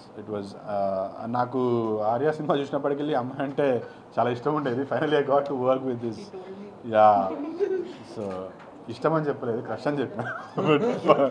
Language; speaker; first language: Telugu; native; Telugu